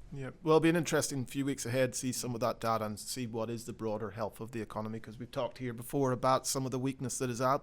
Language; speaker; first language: English; native; English